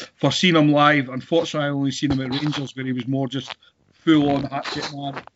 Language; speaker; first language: English; native; English